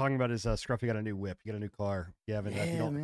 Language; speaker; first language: English; native; English